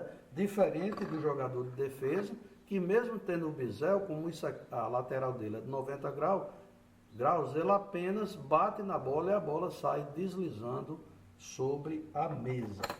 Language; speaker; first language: Portuguese; native; Portuguese